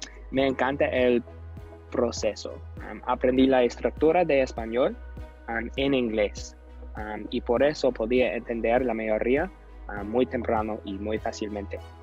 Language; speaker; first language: Spanish; non-native, learner; English